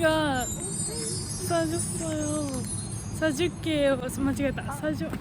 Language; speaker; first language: Korean; non-native, learner; Japanese